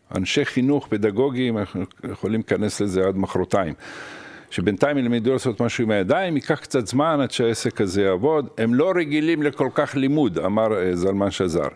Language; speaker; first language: Hebrew; early bilingual, other home language; Arabic